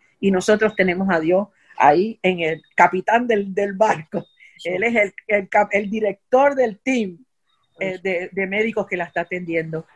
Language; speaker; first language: Spanish; native; Spanish